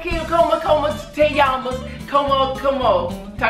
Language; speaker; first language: Spanish; non-native, learner; English